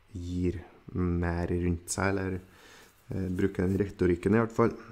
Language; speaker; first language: Norwegian; native; Norwegian